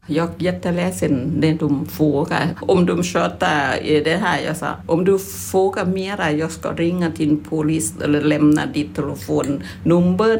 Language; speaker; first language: Swedish; non-native, learner; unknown